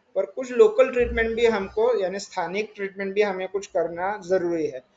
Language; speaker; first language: Hindi; non-native, local second language; Marathi